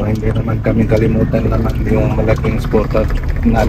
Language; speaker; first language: Filipino; non-native, learner; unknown